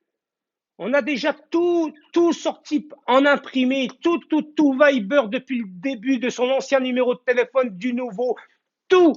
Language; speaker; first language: French; native; French